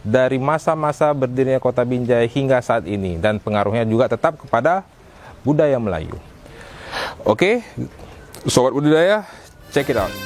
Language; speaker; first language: Indonesian; native; Indonesian